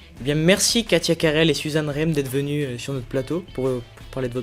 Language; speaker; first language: French; native; French